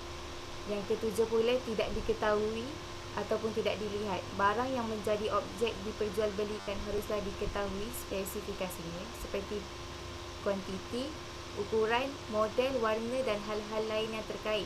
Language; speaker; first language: Malay; native; Malay